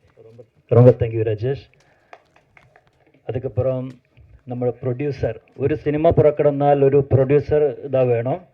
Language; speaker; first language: Tamil; non-native, learner; Malayalam